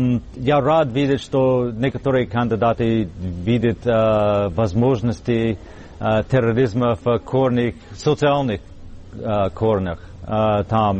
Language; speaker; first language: Russian; non-native, learner; English